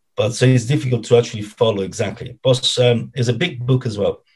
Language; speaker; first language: English; non-native, fluent; Italian